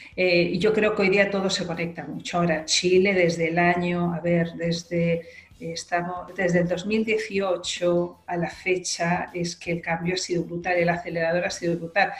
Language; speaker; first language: Spanish; native; Spanish